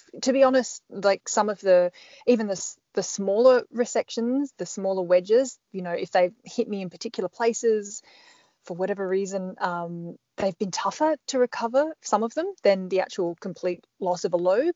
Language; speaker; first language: English; native; English